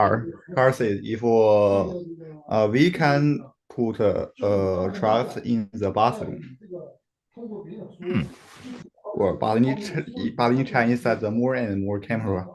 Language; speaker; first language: English; non-native, learner; Chinese